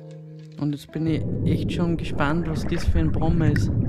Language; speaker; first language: German; native; German